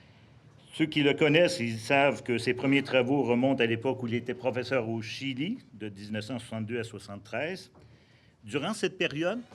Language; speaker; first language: French; native; French